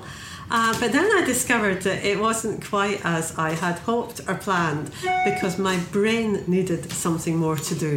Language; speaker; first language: English; native; English